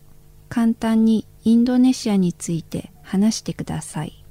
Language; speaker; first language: Japanese; non-native, fluent; Indonesian